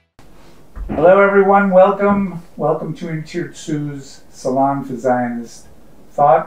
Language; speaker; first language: English; native; English